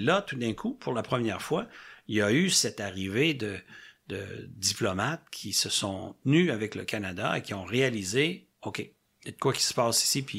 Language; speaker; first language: French; native; French